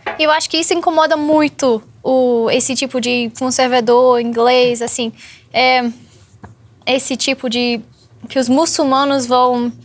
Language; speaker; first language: Portuguese; non-native, fluent; English